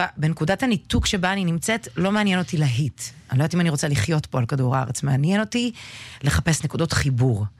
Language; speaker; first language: Hebrew; early bilingual, other home language; Russian